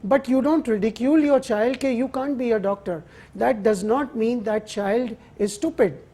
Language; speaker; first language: English; non-native, local second language; Urdu